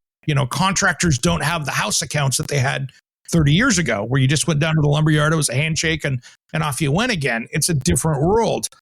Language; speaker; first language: English; native; English